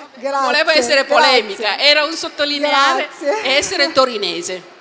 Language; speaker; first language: Italian; non-native, fluent; Somali